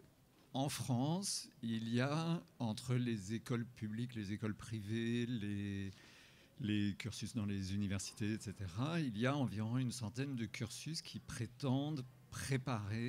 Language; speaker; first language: French; native; French